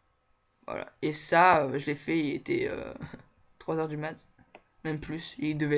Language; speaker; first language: French; native; French